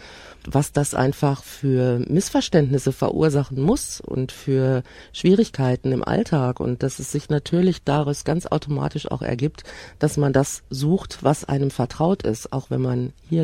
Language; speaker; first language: German; native; German